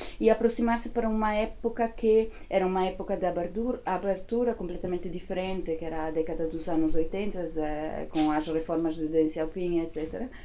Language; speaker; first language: Portuguese; non-native, fluent; Italian